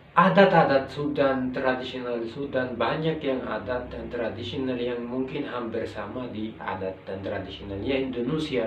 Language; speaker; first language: Indonesian; non-native, local second language; Arabic